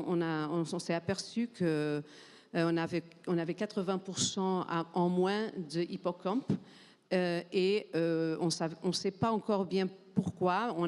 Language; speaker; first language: French; non-native, fluent; Portuguese